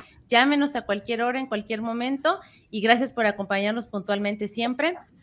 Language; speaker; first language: Spanish; native; Spanish